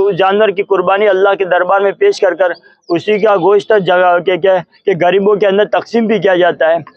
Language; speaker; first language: Urdu; non-native, local second language; Gujarati